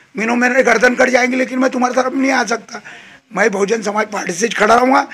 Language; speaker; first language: Hindi; non-native, local second language; Marathi